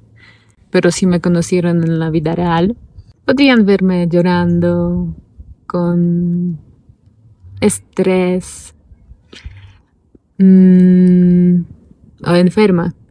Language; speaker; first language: Spanish; non-native, fluent; Polish